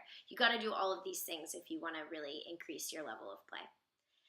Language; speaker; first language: English; native; English